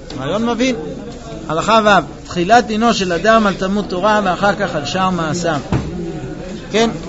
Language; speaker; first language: Hebrew; non-native, fluent; English